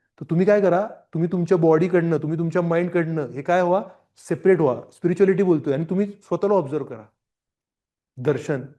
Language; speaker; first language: Marathi; non-native, local second language; Gujarati